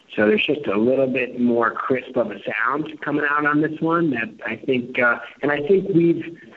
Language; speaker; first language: English; native; English